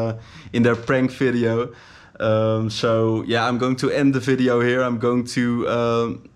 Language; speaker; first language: English; non-native, fluent; Dutch